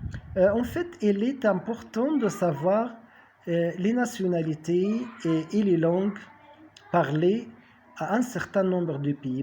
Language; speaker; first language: French; non-native, fluent; Arabic